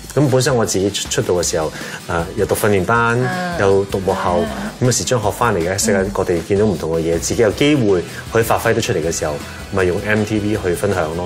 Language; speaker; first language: Cantonese; early bilingual, other home language; Chinese